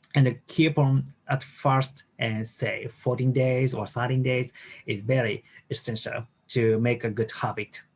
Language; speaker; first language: English; non-native, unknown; Japanese